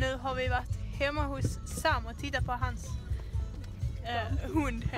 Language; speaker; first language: Swedish; native; Swedish